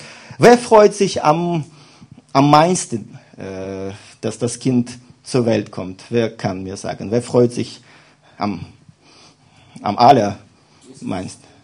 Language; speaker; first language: German; non-native, fluent; Russian